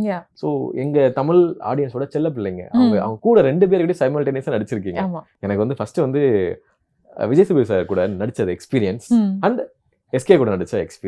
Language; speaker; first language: Tamil; native; Tamil